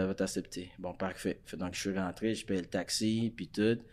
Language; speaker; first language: French; non-native, fluent; English